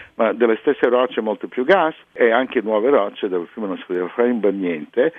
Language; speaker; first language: Italian; non-native, fluent; English